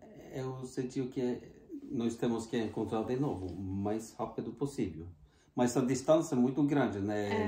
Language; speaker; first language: Portuguese; non-native, fluent; Norwegian